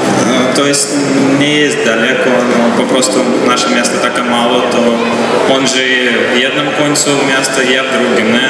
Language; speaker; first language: Polish; non-native, learner; Russian